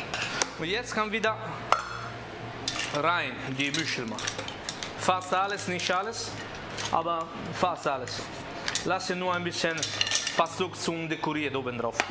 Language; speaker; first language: German; non-native, learner; Italian